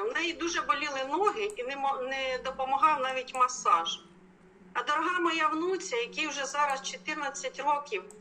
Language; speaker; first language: Ukrainian; native; Ukrainian